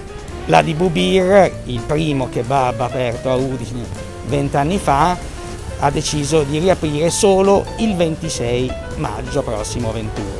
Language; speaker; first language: Italian; native; Italian